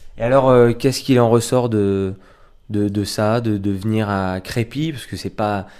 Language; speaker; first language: French; native; French